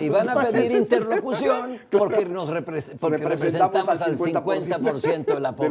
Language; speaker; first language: Spanish; native; Spanish